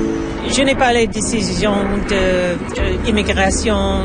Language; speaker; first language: French; non-native, learner; English